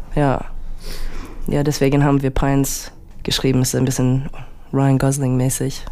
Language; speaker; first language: German; non-native, fluent; English